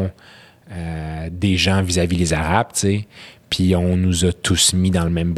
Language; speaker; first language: French; native; French